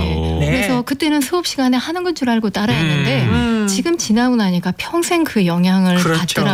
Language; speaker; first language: Korean; native; Korean